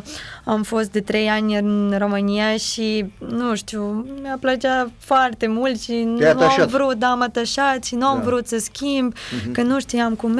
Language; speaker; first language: Romanian; non-native, fluent; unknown